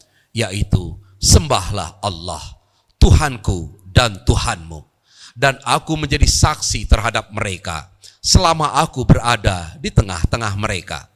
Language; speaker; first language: Indonesian; native; Indonesian